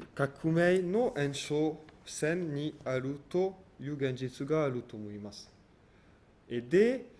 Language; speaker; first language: Japanese; non-native, fluent; French